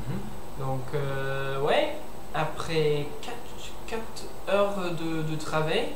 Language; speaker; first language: French; non-native, learner; English